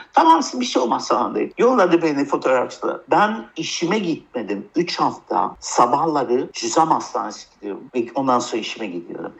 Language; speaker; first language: Turkish; early bilingual, heritage; Turkish